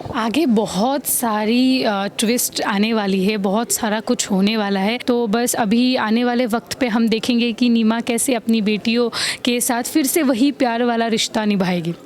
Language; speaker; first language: Hindi; non-native, local second language; Assamese